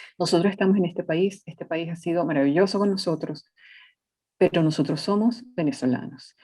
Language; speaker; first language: Spanish; native; Spanish